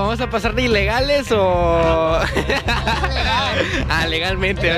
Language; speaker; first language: Spanish; native; Spanish